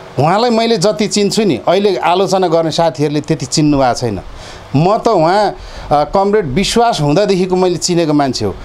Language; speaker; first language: Nepali; non-native, local second language; Eastern Tamang